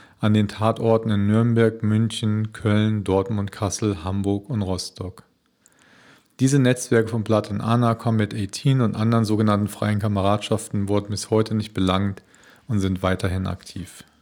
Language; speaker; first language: German; native; German